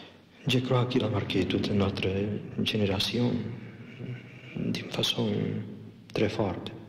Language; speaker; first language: French; non-native, fluent; Catalan